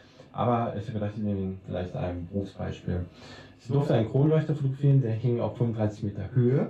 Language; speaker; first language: German; native; German